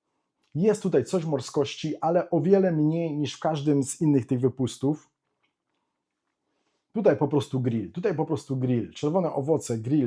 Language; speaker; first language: Polish; native; Polish